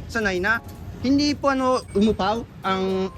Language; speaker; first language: Filipino; non-native, fluent; Japanese